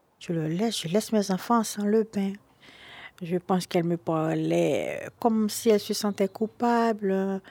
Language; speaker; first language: French; non-native, local second language; Haitian Creole